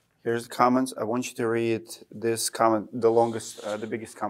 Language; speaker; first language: English; non-native, fluent; Russian